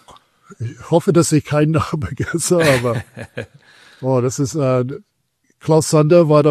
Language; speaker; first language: German; non-native, fluent; English